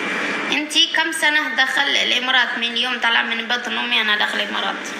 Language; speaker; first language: Arabic; non-native, learner; Indonesian